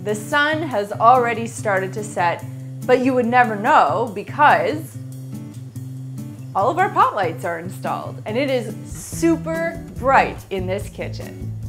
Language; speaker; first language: English; native; English